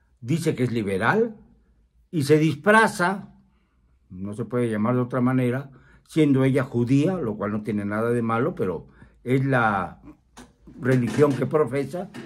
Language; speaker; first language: Spanish; native; Spanish